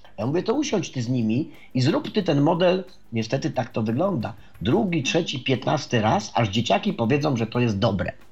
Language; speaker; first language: Polish; native; Polish